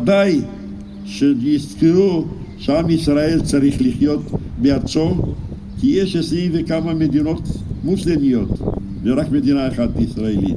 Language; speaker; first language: Hebrew; non-native, fluent; Romanian